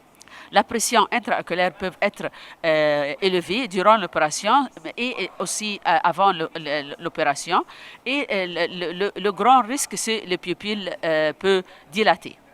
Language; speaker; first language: French; non-native, local second language; Arabic